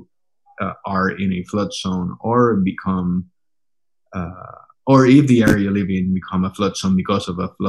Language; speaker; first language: English; non-native, fluent; Spanish